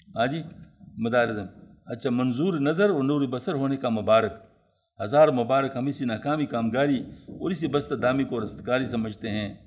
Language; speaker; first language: Urdu; non-native, local second language; Pashto